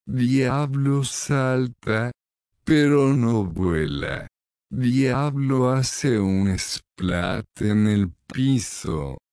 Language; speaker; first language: Spanish; non-native, learner; English